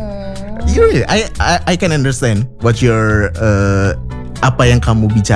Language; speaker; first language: English; non-native, fluent; Indonesian